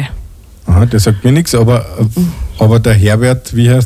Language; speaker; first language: German; native; German